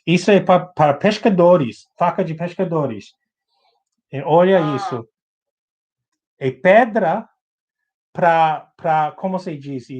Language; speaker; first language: Portuguese; non-native, learner; English